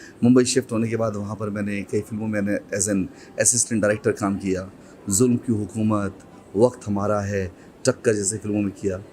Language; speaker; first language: Hindi; native; Hindi